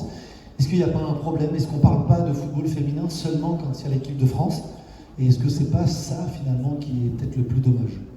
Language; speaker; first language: French; native; French